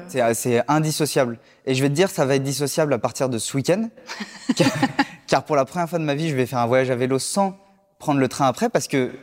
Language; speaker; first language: French; native; French